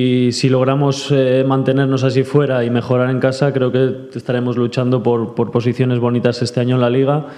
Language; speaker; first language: Spanish; native; Spanish